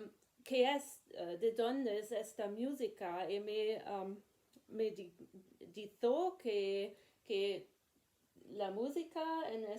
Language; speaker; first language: Spanish; non-native, learner; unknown